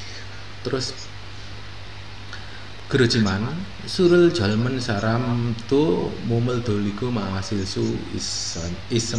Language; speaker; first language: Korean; non-native, fluent; Indonesian